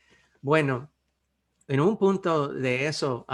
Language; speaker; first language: Spanish; non-native, fluent; English